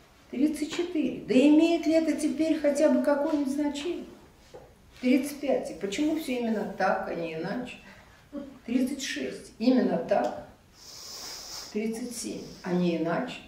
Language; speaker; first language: Russian; native; Russian